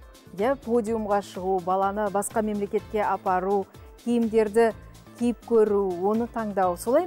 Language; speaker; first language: Kazakh; native; Kazakh